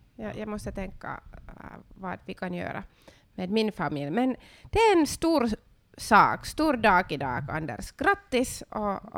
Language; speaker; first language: Swedish; non-native, local second language; Finnish